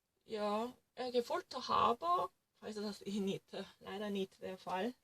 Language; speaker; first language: German; non-native, learner; Korean